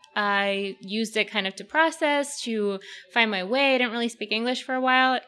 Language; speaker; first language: English; early bilingual, other home language; Russian